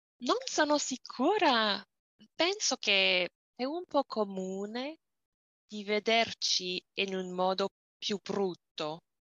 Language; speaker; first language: Italian; non-native, learner; English